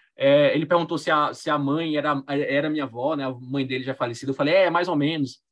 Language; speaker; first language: Portuguese; native; Portuguese